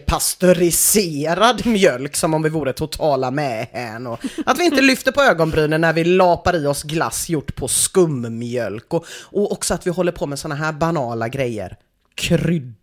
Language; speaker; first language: Swedish; native; Swedish